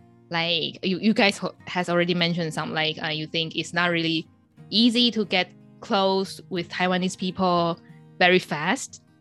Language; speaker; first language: English; non-native, fluent; Chinese